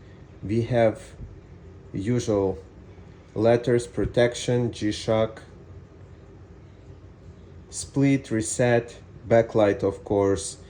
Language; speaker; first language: English; non-native, fluent; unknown